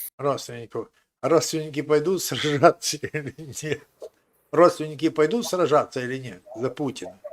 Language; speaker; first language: Russian; native; Russian